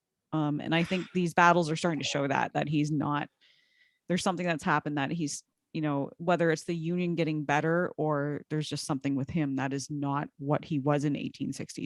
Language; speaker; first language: English; native; English